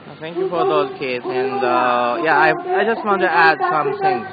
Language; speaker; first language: English; non-native, learner; Japanese